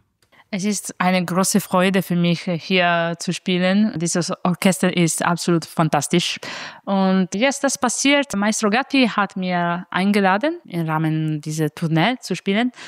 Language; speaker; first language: German; non-native, fluent; Italian